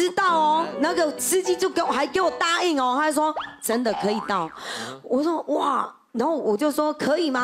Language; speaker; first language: Chinese; native; Chinese